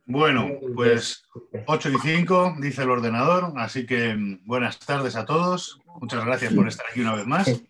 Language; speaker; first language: Spanish; native; Spanish